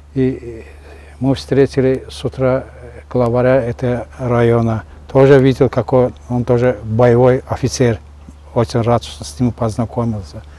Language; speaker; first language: Russian; non-native, local second language; Azerbaijani